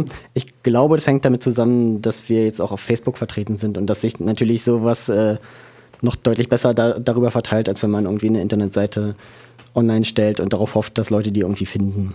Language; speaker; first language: German; native; German